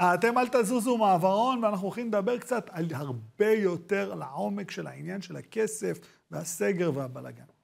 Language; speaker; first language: Hebrew; native; Hebrew